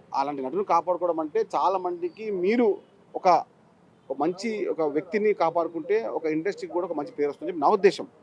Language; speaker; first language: Telugu; native; Telugu